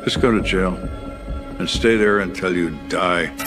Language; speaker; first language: English; native; English